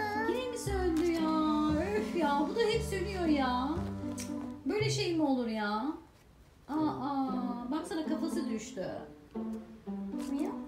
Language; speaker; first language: Turkish; native; Turkish